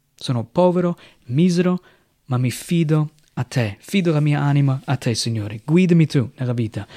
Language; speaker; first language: Italian; non-native, fluent; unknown